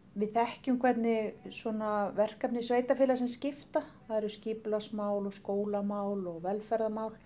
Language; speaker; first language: Icelandic; native; Icelandic